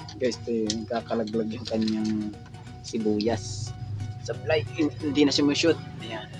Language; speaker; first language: Filipino; native; Filipino